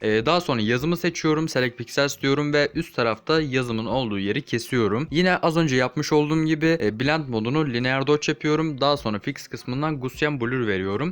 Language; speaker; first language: Turkish; native; Turkish